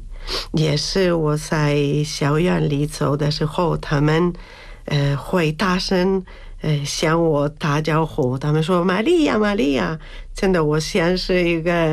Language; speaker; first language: Chinese; non-native, learner; Spanish